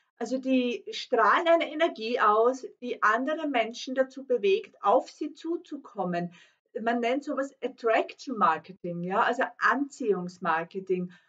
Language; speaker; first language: German; non-native, fluent; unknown